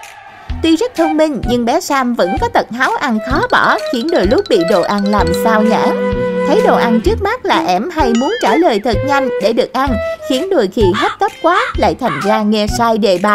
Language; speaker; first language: Vietnamese; native; Vietnamese